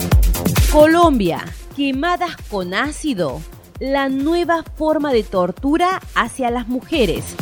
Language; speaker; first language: Spanish; native; Spanish